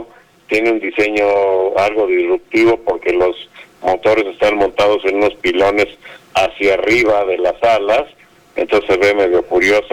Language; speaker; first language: Spanish; native; Spanish